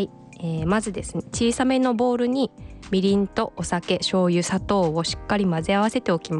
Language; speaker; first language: Japanese; native; Japanese